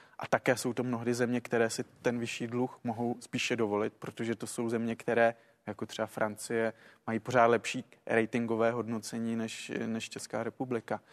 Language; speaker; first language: Czech; native; Czech